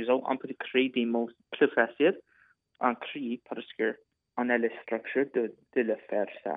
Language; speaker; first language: French; non-native, local second language; English